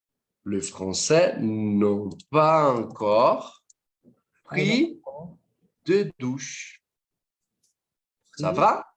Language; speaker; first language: French; non-native, fluent; Portuguese